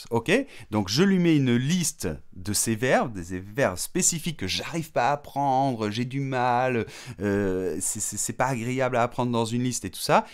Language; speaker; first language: French; native; French